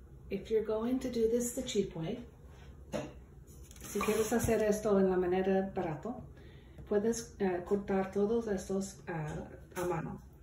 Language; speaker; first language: Spanish; non-native, learner; English